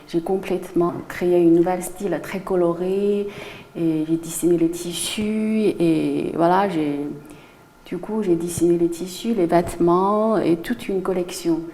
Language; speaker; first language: French; non-native, fluent; Chinese